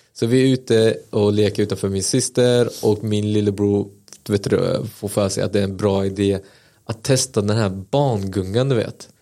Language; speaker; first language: Swedish; early bilingual, other home language; Spanish